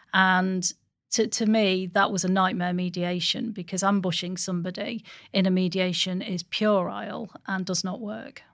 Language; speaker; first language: English; native; English